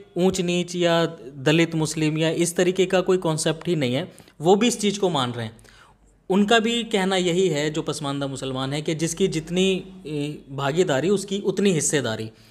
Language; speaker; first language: Hindi; native; Hindi